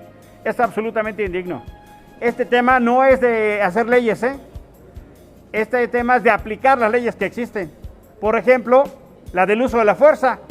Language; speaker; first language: Spanish; native; Spanish